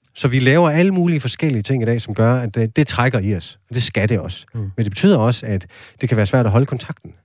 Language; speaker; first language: Danish; native; Danish